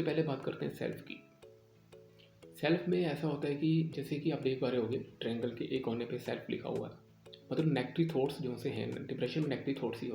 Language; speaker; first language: Hindi; non-native, local second language; Punjabi